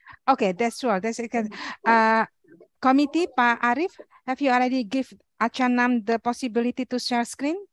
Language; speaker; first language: English; non-native, learner; Indonesian